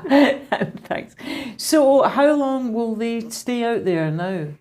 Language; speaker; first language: English; native; English